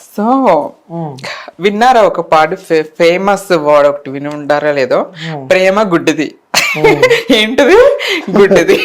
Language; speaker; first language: Telugu; native; Telugu